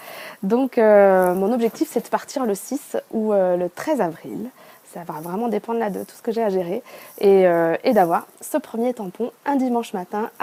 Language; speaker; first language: French; native; French